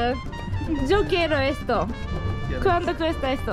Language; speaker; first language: Spanish; non-native, learner; Japanese